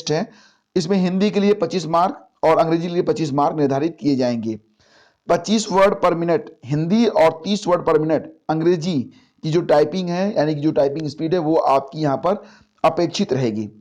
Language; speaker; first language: Hindi; native; Hindi